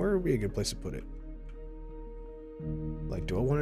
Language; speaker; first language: English; native; English